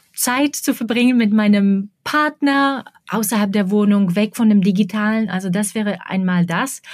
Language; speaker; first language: German; non-native, fluent; Slovak